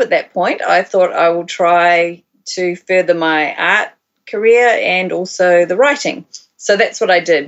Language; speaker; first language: English; native; English